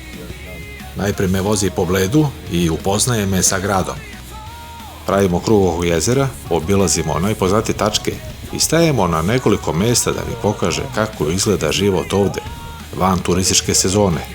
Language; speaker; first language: Serbian; native; Serbian